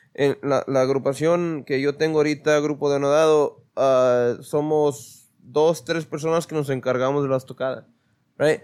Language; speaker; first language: Spanish; early bilingual, heritage; Spanish